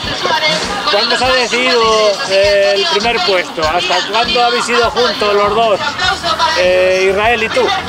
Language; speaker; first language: Spanish; native; Spanish